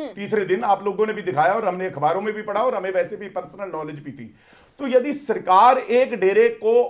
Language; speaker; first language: Hindi; native; Hindi